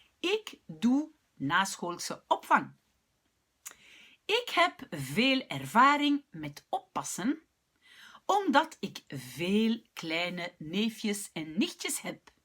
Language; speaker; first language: Dutch; non-native, local second language; French